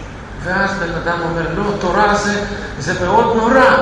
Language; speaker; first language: Hebrew; non-native, fluent; Russian